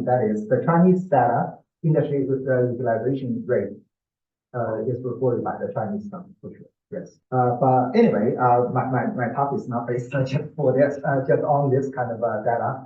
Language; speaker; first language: English; non-native, fluent; Chinese